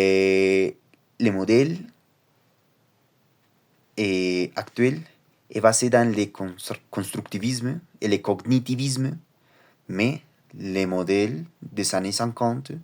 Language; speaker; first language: French; non-native, learner; Spanish